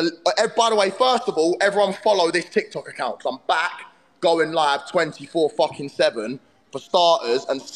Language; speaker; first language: English; non-native, fluent; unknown